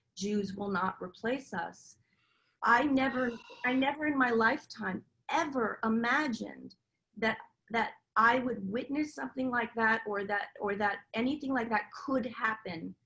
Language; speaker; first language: English; native; English